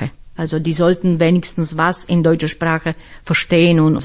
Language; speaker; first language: German; non-native, fluent; Slovak